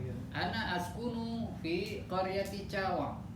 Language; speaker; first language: Arabic; non-native, fluent; Indonesian